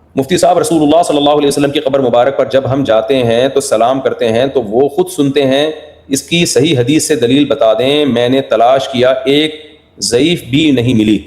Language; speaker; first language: Urdu; native; Urdu